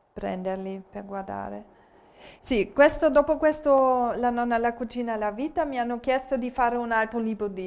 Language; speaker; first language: Italian; non-native, fluent; German